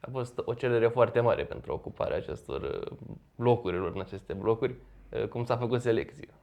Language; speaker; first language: Romanian; native; Romanian